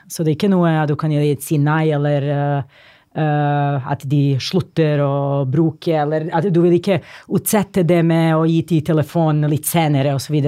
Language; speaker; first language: Norwegian; non-native, fluent; Serbian